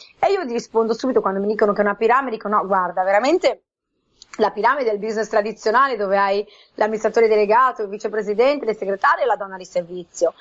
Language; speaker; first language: Italian; native; Italian